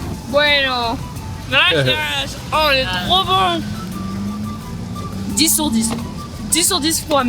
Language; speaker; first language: French; native; French